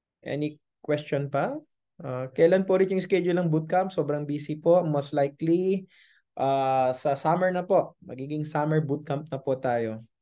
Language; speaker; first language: Filipino; non-native, local second language; Iloko